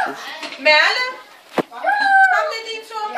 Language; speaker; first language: Danish; native; Danish